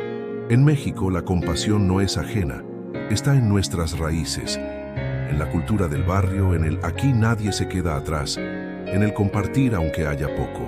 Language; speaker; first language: Spanish; native; Spanish